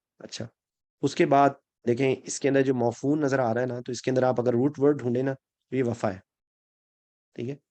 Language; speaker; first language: Urdu; native; Urdu